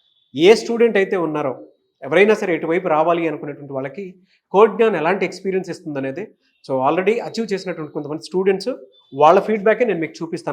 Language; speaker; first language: Telugu; native; Telugu